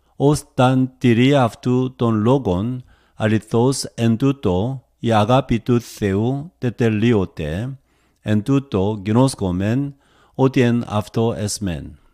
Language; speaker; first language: Greek; non-native, learner; Korean